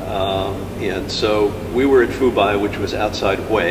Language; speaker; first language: English; native; English